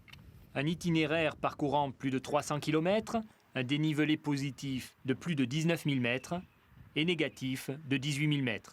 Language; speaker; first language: French; native; French